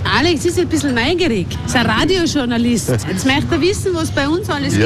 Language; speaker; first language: German; native; German